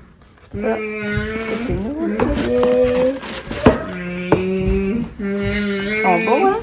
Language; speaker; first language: French; native; French